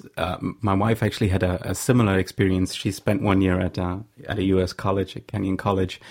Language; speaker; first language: English; non-native, fluent; German